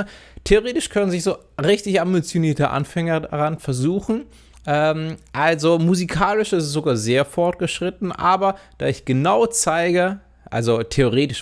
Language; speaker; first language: German; native; German